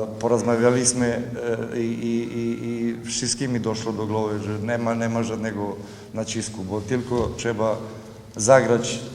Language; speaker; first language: Polish; non-native, learner; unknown